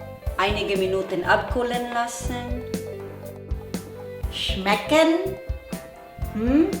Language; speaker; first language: German; non-native, learner; Filipino